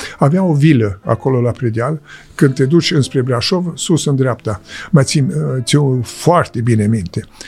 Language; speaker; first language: Romanian; early bilingual, heritage; Romanian